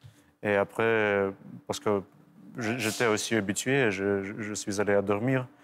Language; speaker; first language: French; non-native, fluent; Ukrainian